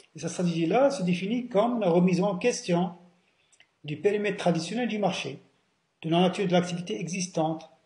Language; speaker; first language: French; non-native, local second language; Arabic